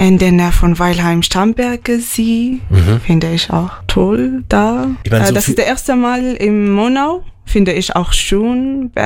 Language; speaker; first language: German; non-native, learner; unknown